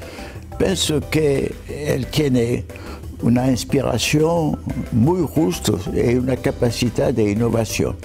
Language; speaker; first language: Spanish; non-native, fluent; French